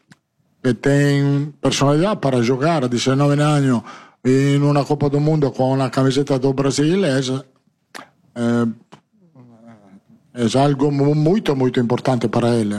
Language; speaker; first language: Portuguese; non-native, learner; Italian